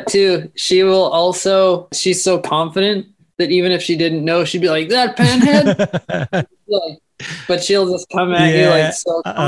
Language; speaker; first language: English; native; English